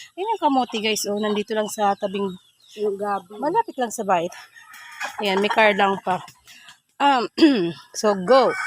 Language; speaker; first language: Filipino; non-native, local second language; Waray